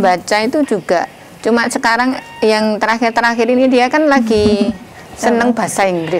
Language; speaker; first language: Indonesian; native; Indonesian